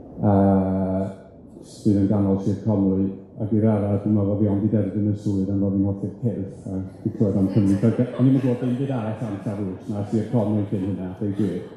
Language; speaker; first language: Welsh; native; Welsh